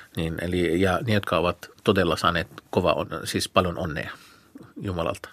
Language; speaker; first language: Finnish; non-native, fluent; Arabic